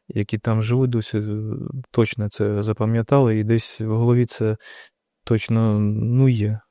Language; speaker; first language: Ukrainian; non-native, local second language; Russian